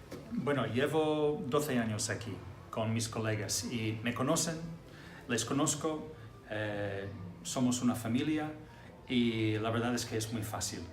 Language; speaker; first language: Spanish; non-native, fluent; English